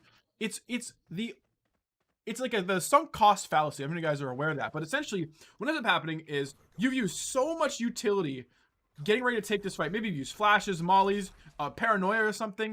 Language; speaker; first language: English; native; English